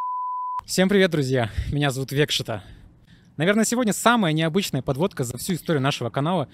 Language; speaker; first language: Russian; native; Russian